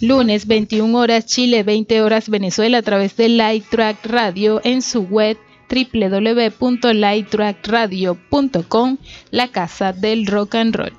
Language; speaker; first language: Spanish; native; Spanish